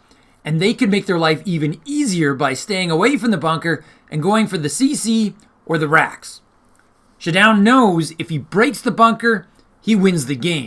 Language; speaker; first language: English; native; English